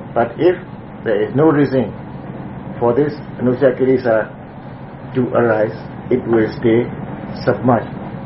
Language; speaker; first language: English; non-native, fluent; Burmese